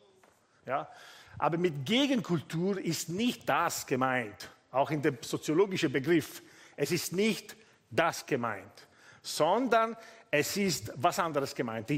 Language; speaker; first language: German; non-native, fluent; Italian